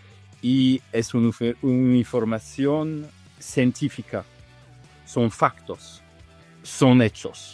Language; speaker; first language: Spanish; non-native, learner; Italian